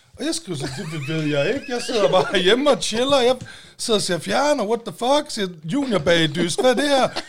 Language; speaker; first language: Danish; native; Danish